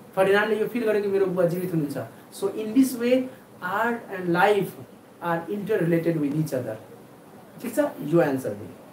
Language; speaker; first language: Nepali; native; Nepali